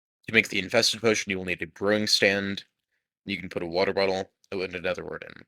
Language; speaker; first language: English; native; English